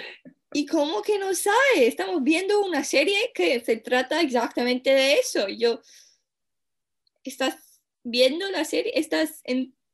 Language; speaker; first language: Spanish; non-native, fluent; English